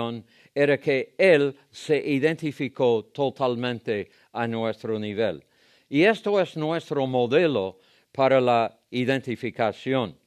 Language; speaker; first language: Spanish; non-native, fluent; English